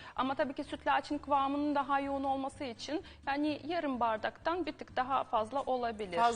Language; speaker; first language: Turkish; non-native, fluent; Ukrainian